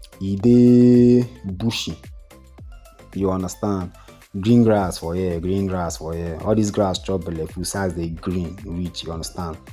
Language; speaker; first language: Nigerian Pidgin; non-native, local second language; Igbo